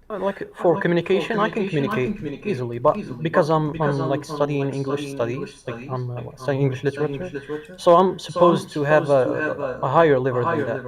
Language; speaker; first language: English; non-native, fluent; Arabic